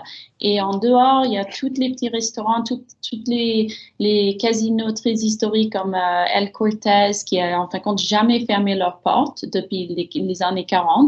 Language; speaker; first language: French; early bilingual, heritage; French